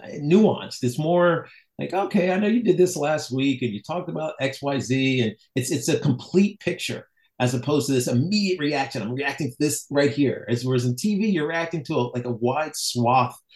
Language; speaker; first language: English; native; English